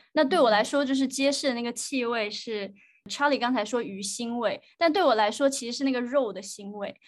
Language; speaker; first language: Chinese; native; Chinese